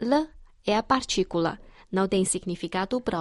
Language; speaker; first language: Portuguese; non-native, fluent; Chinese